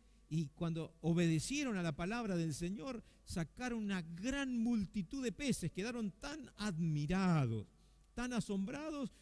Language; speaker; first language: Spanish; native; Spanish